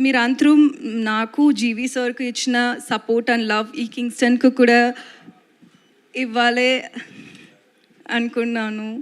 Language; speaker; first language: Telugu; non-native, learner; Tamil